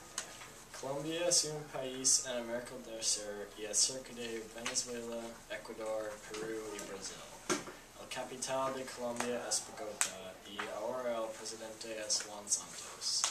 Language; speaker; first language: Spanish; non-native, learner; English